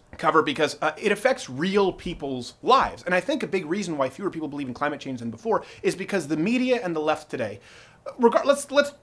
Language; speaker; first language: English; native; English